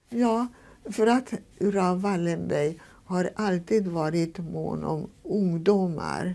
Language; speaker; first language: Swedish; non-native, fluent; Hungarian